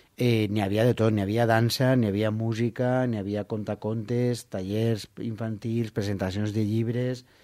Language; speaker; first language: Catalan; non-native, local second language; Spanish